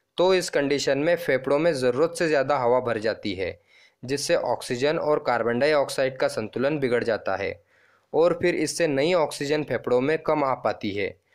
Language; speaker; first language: Hindi; non-native, local second language; Marathi